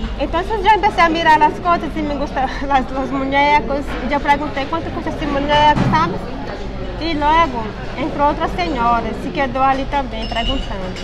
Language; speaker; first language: Spanish; non-native, fluent; Portuguese